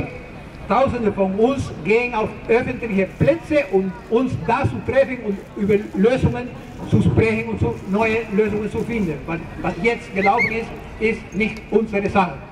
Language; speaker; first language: German; non-native, fluent; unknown